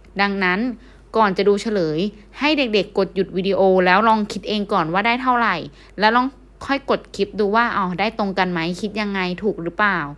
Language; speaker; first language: Thai; native; Thai